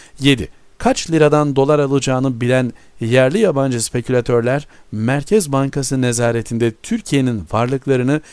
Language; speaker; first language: Turkish; native; Turkish